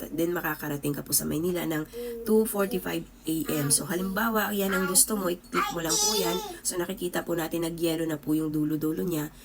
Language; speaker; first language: Filipino; non-native, local second language; Cebuano